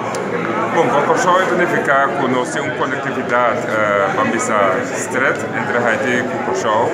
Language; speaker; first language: Portuguese; non-native, learner; Papiamento